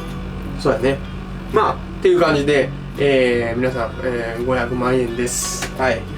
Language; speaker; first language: Japanese; native; Japanese